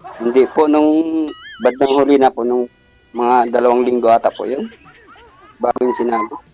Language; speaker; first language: Filipino; non-native, local second language; Cebuano